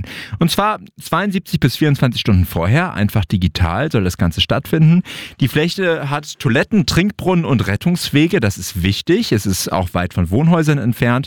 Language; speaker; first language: German; native; German